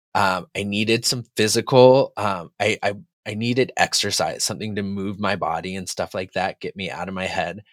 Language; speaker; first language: English; native; English